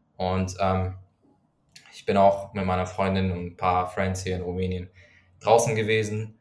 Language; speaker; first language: German; non-native, fluent; Persian